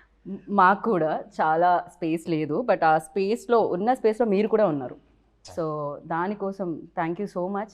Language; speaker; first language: Telugu; native; Telugu